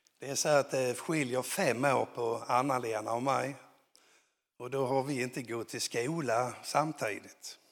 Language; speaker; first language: Swedish; native; Swedish